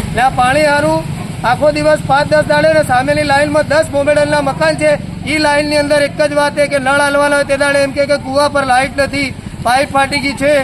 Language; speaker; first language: Gujarati; native; Gujarati